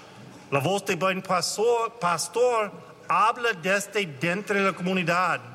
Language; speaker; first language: Spanish; non-native, learner; English